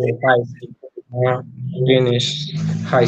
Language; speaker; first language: English; non-native, learner; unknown